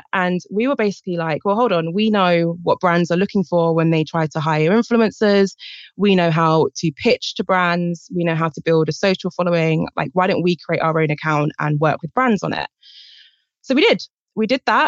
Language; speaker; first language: English; native; English